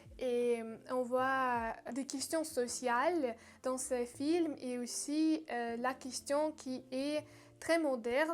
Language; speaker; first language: French; non-native, learner; Russian